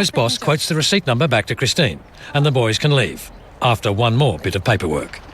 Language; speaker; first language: English; native; English